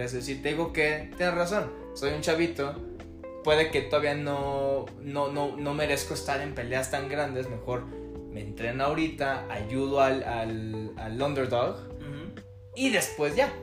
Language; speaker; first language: Spanish; native; Spanish